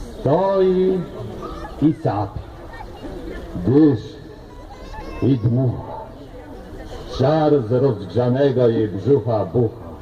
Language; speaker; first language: Polish; native; Polish